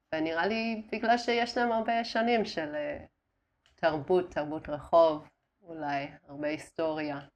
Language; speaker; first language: Hebrew; non-native, fluent; Italian